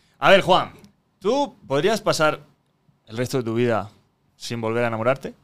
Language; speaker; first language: Spanish; native; Spanish